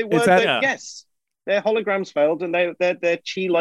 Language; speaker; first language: English; native; English